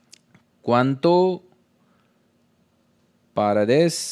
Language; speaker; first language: Spanish; non-native, learner; Hindi